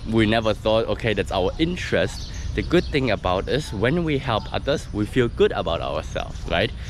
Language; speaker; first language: English; non-native, fluent; German